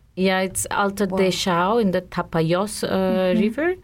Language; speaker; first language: English; non-native, local second language; Bangla